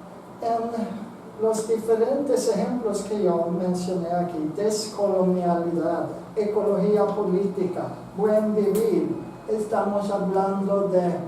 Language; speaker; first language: Spanish; non-native, fluent; Swedish